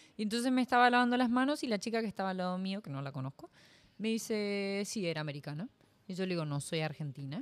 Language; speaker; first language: Spanish; native; Spanish